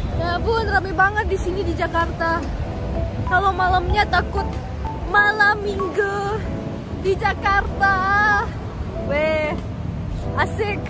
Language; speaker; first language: Indonesian; early bilingual, other home language; Russian